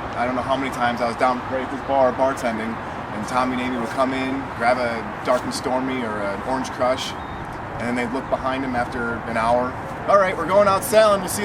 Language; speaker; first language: English; native; English